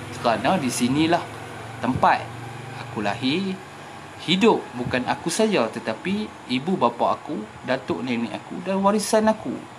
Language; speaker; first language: Malay; native; Malay